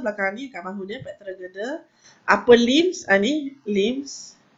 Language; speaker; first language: English; non-native, local second language; Malay